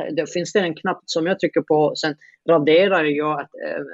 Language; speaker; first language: Swedish; non-native, fluent; Arabic